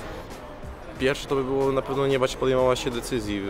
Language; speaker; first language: Polish; native; Polish